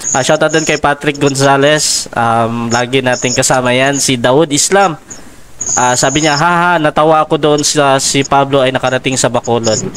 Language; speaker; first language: Filipino; non-native, local second language; Hiligaynon